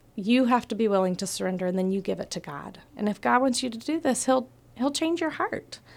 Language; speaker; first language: English; native; English